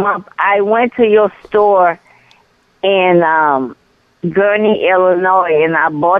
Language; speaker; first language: English; non-native, fluent; Haitian Creole